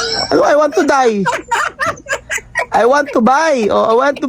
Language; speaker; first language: English; non-native, learner; Filipino